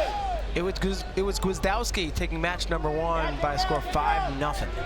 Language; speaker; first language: English; native; English